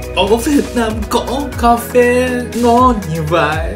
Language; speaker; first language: Vietnamese; non-native, fluent; Japanese